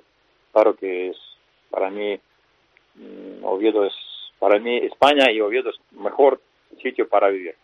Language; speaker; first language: Spanish; non-native, fluent; Russian